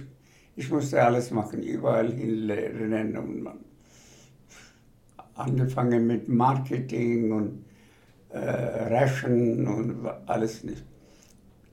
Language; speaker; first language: German; non-native, fluent; Bangla